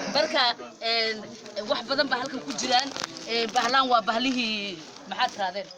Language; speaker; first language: Somali; native; Somali